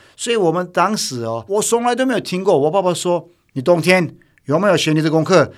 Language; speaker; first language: Chinese; non-native, fluent; Turkish